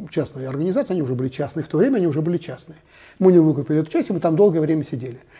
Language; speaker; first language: Russian; native; Russian